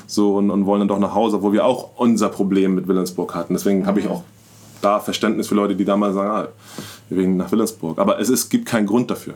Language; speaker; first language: German; native; German